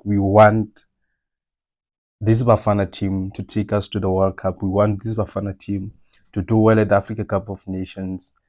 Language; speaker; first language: English; non-native, local second language; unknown